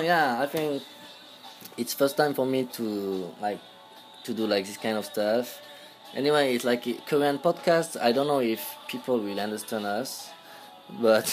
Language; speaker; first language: English; non-native, fluent; French